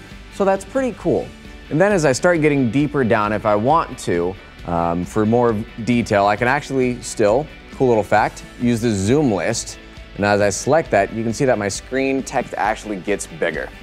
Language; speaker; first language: English; native; English